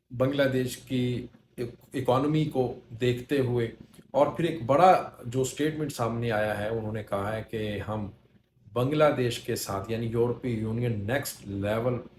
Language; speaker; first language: Urdu; native; Urdu